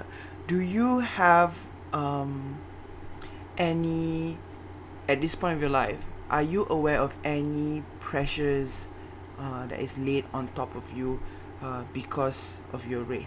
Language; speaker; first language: English; non-native, local second language; Malay